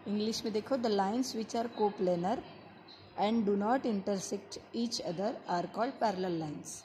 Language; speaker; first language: Hindi; non-native, local second language; Marathi